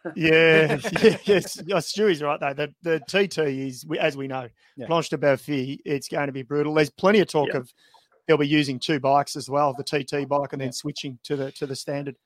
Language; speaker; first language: English; non-native, fluent; French